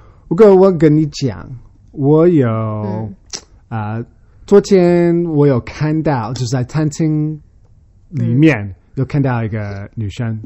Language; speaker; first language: Chinese; early bilingual, heritage; Chinese